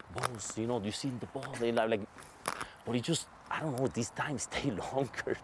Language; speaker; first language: English; non-native, fluent; Spanish